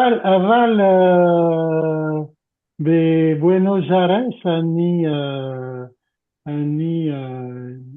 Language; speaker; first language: Hebrew; non-native, learner; French